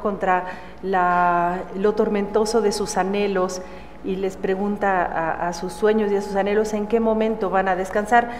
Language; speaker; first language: Spanish; native; Spanish